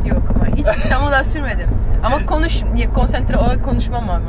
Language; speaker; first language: Turkish; early bilingual, heritage; Turkish